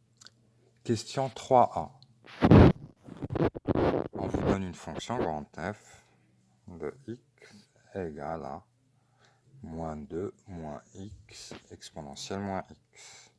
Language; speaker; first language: French; native; French